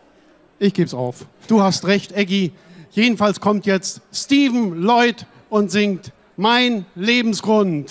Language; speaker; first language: German; native; German